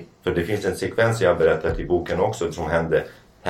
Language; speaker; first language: Swedish; non-native, fluent; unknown